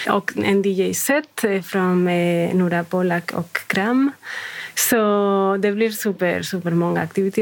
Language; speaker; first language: Swedish; non-native, fluent; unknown